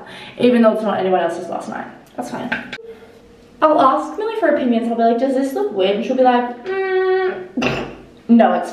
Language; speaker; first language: English; native; English